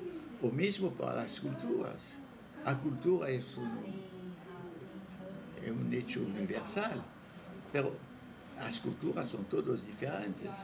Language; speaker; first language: Spanish; non-native, fluent; French